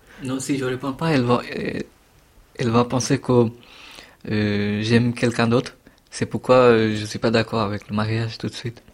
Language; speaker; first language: French; non-native, fluent; Bangla